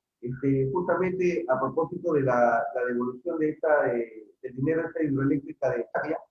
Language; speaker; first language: Spanish; native; Spanish